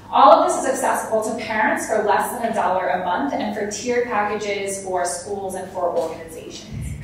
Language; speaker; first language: English; native; English